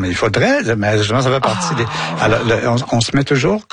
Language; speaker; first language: French; native; French